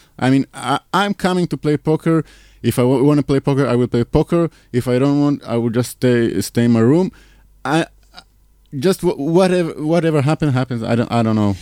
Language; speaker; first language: English; non-native, fluent; Hebrew